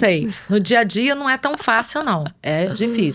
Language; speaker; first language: Portuguese; native; Portuguese